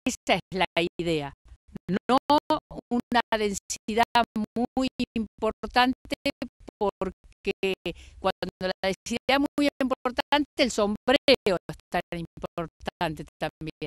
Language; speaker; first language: Spanish; native; Spanish